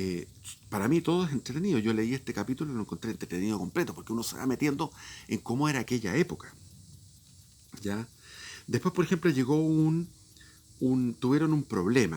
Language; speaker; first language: Spanish; native; Spanish